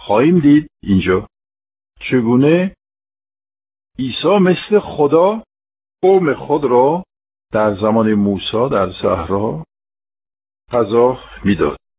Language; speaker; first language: Persian; non-native, fluent; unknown